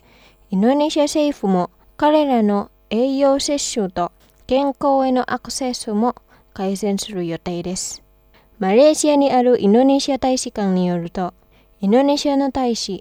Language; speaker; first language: Japanese; non-native, fluent; Indonesian